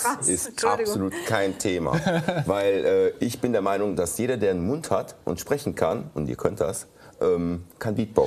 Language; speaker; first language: German; native; German